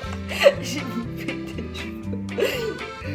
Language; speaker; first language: French; native; French